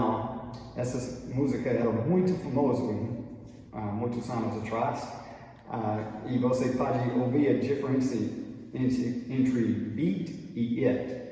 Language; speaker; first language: Portuguese; non-native, fluent; English